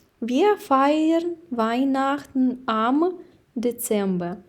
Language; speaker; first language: German; non-native, fluent; Ukrainian